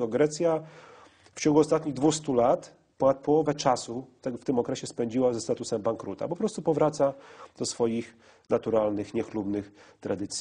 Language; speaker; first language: Polish; native; Polish